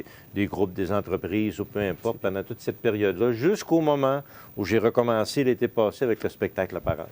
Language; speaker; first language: French; native; French